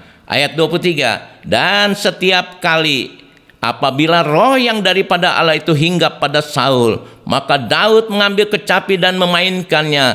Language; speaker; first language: Indonesian; native; Indonesian